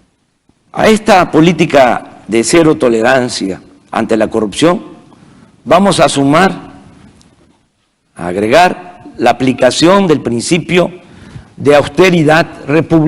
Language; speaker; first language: Spanish; native; Spanish